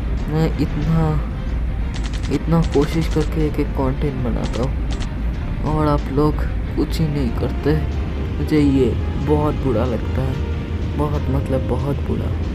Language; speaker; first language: Hindi; non-native, learner; Bangla